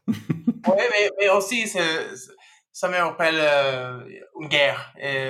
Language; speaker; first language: French; non-native, fluent; English